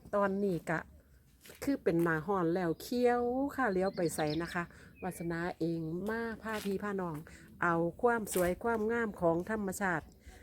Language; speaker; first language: Thai; non-native, local second language; Northeastern Thai